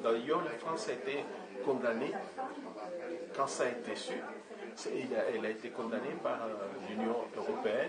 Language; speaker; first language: French; non-native, local second language; Comorian